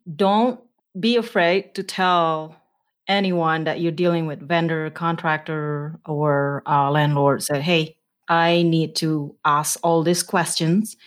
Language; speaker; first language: English; non-native, fluent; Indonesian